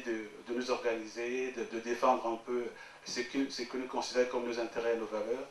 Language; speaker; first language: French; native; French